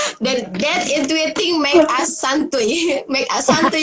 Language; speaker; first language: English; non-native, learner; Indonesian